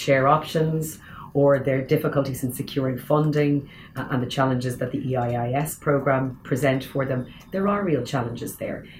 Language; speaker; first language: English; native; English